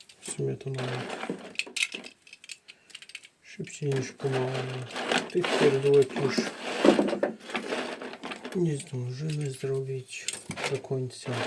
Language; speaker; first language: Polish; native; Polish